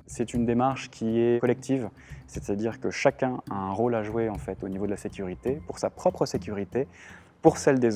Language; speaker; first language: French; native; French